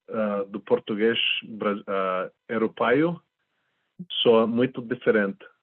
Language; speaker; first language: Portuguese; non-native, fluent; English